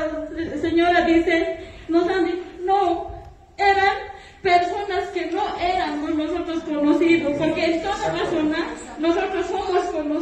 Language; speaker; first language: Spanish; native; Spanish